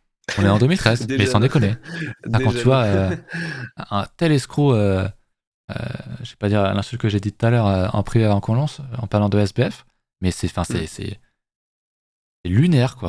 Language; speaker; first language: French; native; French